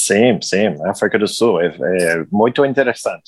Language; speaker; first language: Portuguese; non-native, learner; English